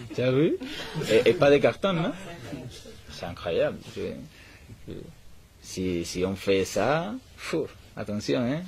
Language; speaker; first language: French; non-native, learner; Spanish